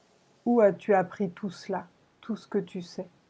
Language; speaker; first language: French; native; French